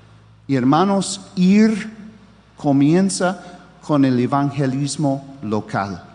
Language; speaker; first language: Spanish; non-native, fluent; English